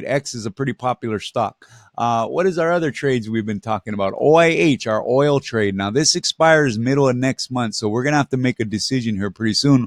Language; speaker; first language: English; native; English